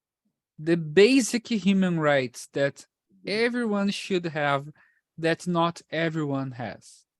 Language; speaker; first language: English; non-native, fluent; Portuguese